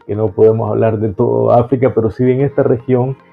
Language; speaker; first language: Spanish; native; Spanish